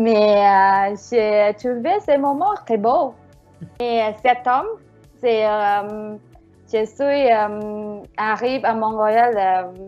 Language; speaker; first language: French; non-native, learner; Thai